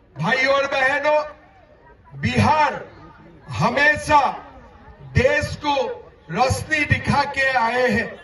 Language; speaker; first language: Hindi; non-native, local second language; Assamese